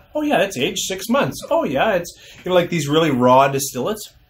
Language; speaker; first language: English; native; English